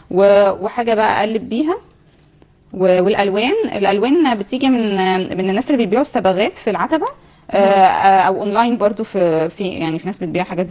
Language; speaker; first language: Arabic; native; Arabic